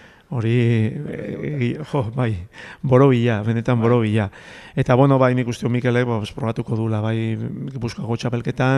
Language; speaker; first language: Basque; native; Basque